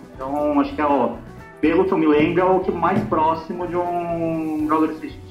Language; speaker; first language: Portuguese; native; Portuguese